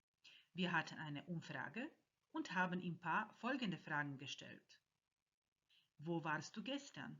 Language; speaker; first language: German; non-native, fluent; Croatian